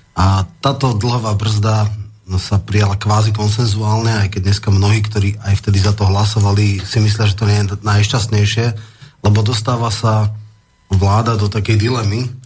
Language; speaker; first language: Slovak; native; Slovak